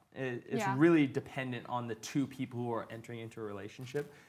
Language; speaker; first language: English; native; English